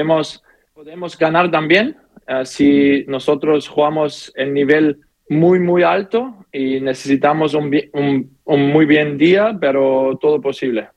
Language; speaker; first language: Spanish; non-native, learner; German